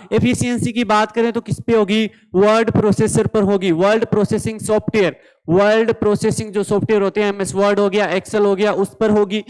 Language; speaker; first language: Hindi; native; Hindi